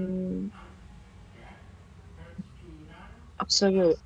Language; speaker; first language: Korean; non-native, learner; Indonesian